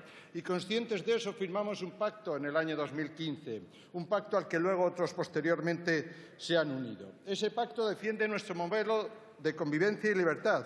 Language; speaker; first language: Spanish; native; Spanish